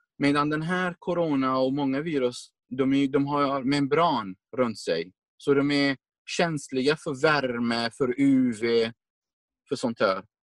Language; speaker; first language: Swedish; non-native, fluent; Arabic